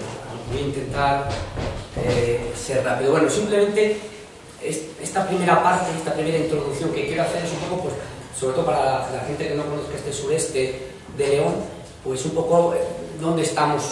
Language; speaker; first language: Spanish; native; Spanish